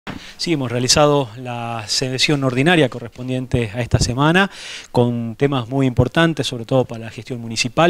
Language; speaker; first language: Spanish; native; Spanish